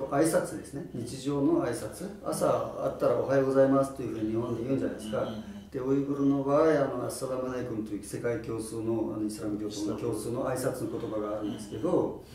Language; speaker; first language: Japanese; non-native, fluent; Uyghur